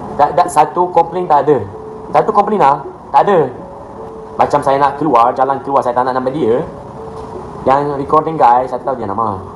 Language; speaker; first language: Malay; non-native, learner; Arabic